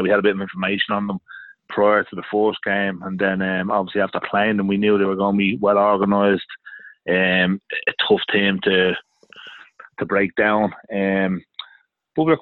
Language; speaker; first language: English; native; English